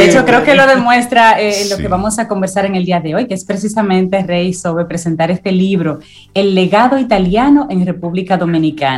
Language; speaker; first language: Spanish; native; Spanish